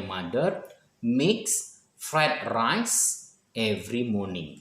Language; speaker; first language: English; non-native, fluent; Indonesian